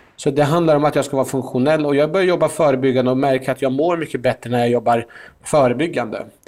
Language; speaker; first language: Swedish; early bilingual, other home language; Persian